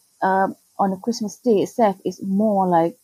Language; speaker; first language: English; non-native, local second language; Malay